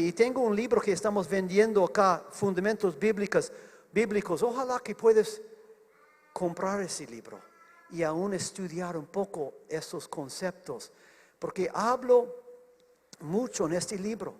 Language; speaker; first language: Spanish; non-native, fluent; English